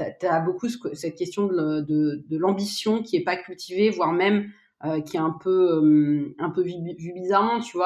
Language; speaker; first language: French; native; French